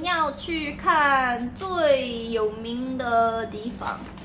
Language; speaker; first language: Chinese; non-native, learner; Korean